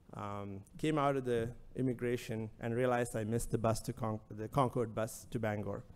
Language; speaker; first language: English; non-native, local second language; Sinhala